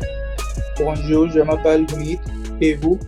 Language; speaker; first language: French; non-native, learner; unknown